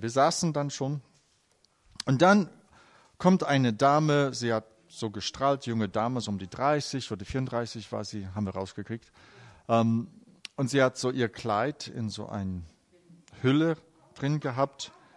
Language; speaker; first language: German; native; German